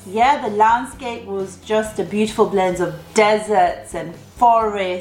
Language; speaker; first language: English; early bilingual, other home language; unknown